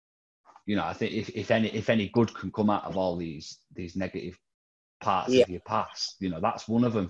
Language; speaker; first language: English; native; English